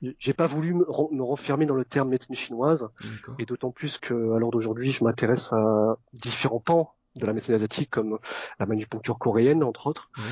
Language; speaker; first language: French; early bilingual, other home language; Vietnamese